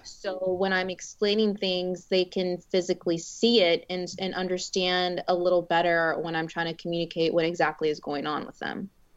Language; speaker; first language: English; early bilingual, other home language; Spanish